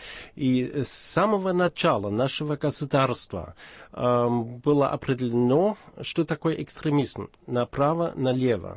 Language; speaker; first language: Russian; non-native, fluent; German